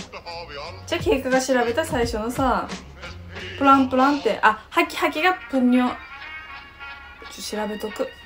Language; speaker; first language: Japanese; native; Japanese